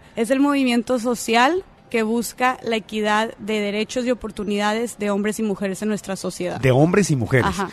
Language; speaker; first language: Spanish; native; Spanish